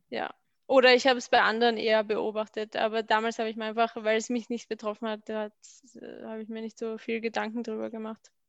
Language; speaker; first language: German; native; German